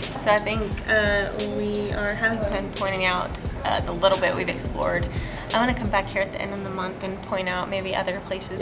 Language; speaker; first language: English; native; English